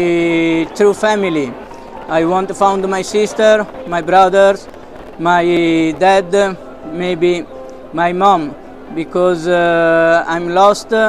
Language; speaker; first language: English; non-native, learner; Italian